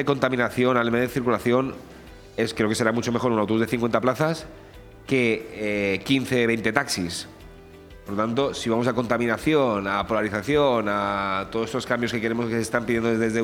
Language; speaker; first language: Spanish; native; Spanish